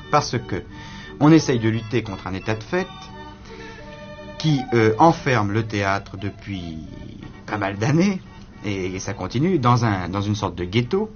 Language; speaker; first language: French; native; French